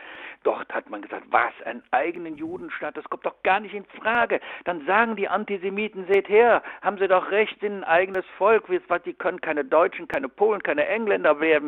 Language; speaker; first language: German; native; German